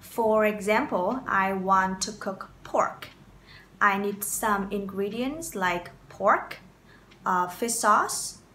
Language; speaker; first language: English; non-native, fluent; Vietnamese